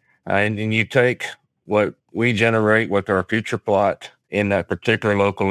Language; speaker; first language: English; native; English